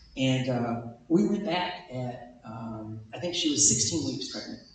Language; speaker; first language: English; native; English